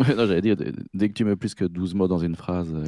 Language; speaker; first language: French; native; French